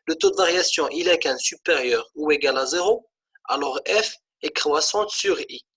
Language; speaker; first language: French; non-native, local second language; Arabic